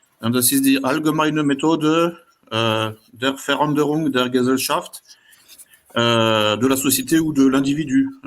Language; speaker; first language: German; non-native, fluent; French